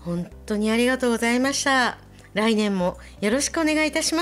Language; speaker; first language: Japanese; native; Japanese